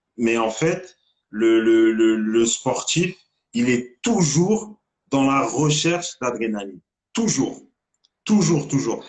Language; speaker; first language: French; native; French